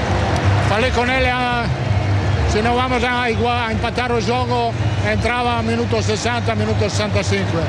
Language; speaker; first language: Portuguese; non-native, learner; Italian